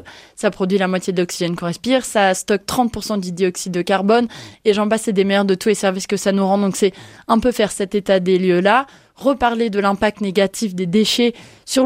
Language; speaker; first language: French; native; French